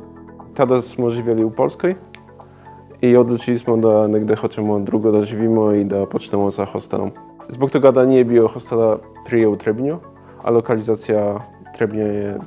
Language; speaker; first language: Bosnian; non-native, fluent; Polish